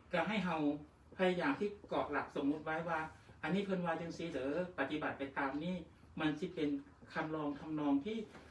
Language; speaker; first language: Thai; native; Thai